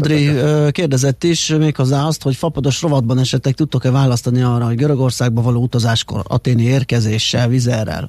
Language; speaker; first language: Hungarian; native; Hungarian